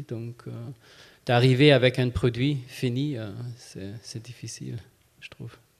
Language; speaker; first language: French; non-native, fluent; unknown